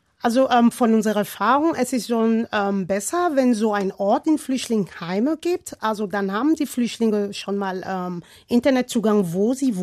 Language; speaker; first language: German; non-native, learner; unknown